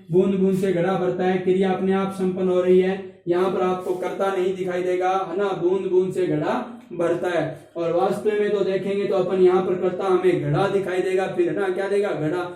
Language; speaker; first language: Hindi; native; Hindi